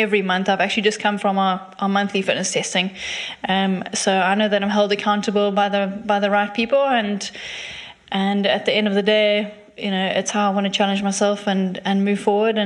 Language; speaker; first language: English; native; English